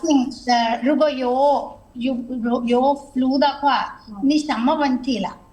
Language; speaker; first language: Chinese; non-native, fluent; Telugu